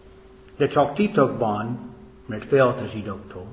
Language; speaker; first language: Hungarian; non-native, fluent; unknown